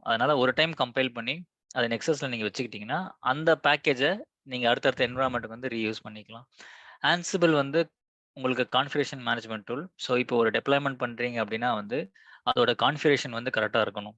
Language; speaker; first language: Tamil; native; Tamil